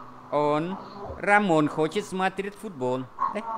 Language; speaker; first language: Russian; non-native, fluent; Vietnamese